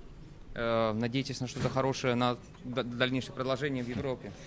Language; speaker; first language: Russian; native; Russian